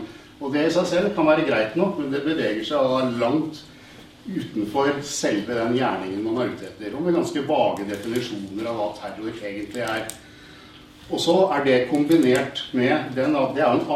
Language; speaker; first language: Norwegian; native; Norwegian